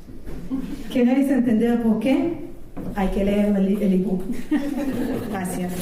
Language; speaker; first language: Spanish; non-native, fluent; Hebrew